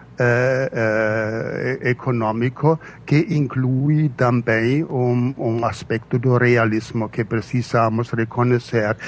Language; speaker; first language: Portuguese; non-native, fluent; German